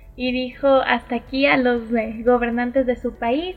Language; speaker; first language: Spanish; native; Spanish